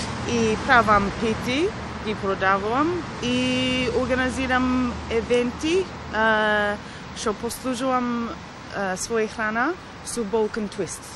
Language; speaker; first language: Macedonian; early bilingual, heritage; Macedonian